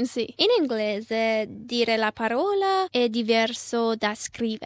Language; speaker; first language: Italian; non-native, learner; Persian